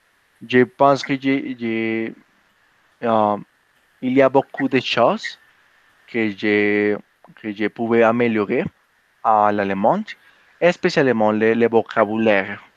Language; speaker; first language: French; non-native, learner; Spanish